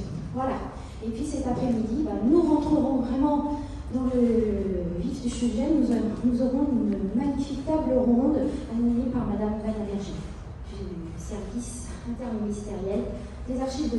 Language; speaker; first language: French; native; French